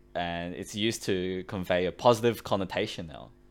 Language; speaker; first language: English; early bilingual, other home language; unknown